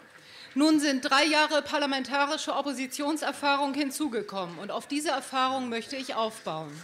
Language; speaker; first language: German; native; German